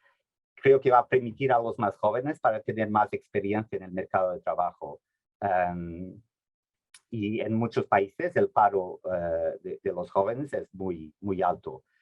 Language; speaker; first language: Spanish; non-native, fluent; Portuguese